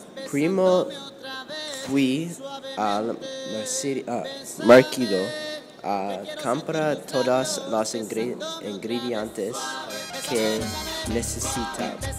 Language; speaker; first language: Spanish; non-native, learner; English